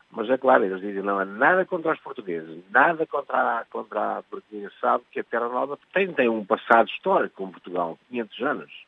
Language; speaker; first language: Portuguese; native; Portuguese